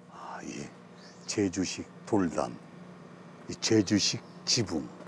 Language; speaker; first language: Korean; native; Korean